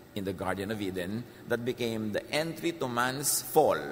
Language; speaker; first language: English; non-native, local second language; Filipino